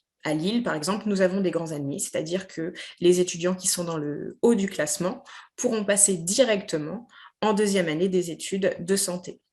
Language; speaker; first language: French; native; French